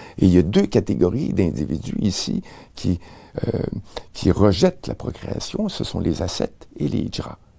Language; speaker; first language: French; native; French